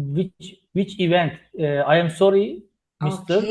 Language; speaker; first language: English; non-native, learner; Turkish